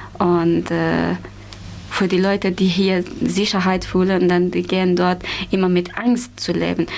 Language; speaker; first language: German; non-native, learner; Persian